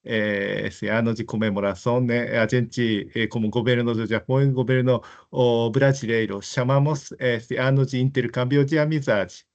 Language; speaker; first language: Portuguese; non-native, fluent; Japanese